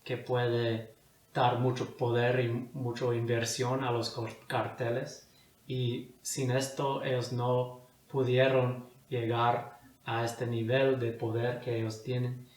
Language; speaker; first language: Spanish; non-native, fluent; English